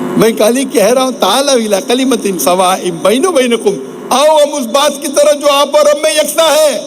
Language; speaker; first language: Urdu; non-native, local second language; Konkani